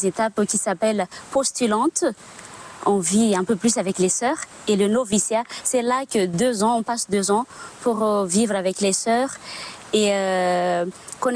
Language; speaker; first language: French; non-native, local second language; Malagasy